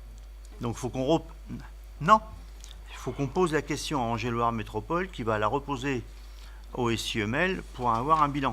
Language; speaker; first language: French; native; French